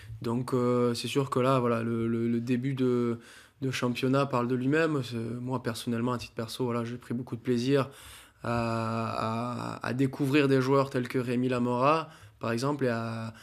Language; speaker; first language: French; native; French